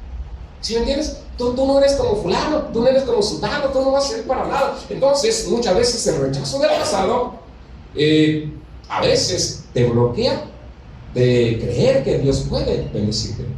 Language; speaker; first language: Spanish; native; Spanish